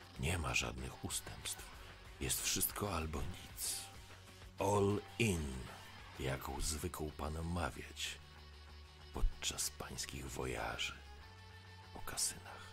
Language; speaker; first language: Polish; native; Polish